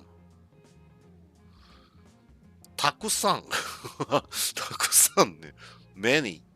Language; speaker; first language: Japanese; non-native, learner; English